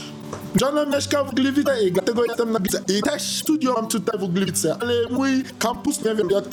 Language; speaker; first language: Polish; non-native, learner; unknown